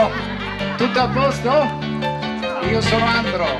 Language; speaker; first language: Italian; native; Italian